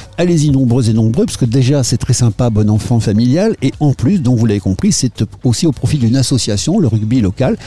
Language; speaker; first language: French; native; French